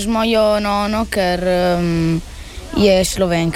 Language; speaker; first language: Slovenian; early bilingual, heritage; Italian